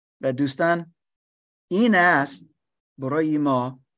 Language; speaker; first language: Persian; non-native, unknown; English